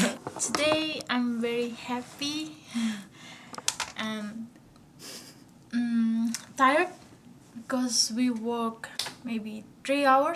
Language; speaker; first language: English; non-native, learner; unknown